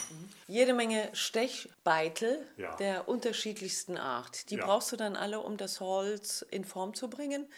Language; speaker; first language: German; native; German